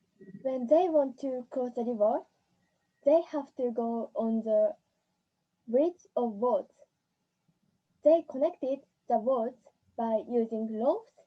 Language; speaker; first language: English; non-native, learner; Japanese